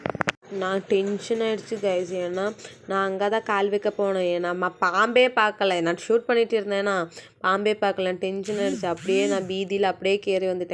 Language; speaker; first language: Tamil; non-native, local second language; Malayalam